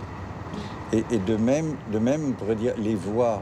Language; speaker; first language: French; native; French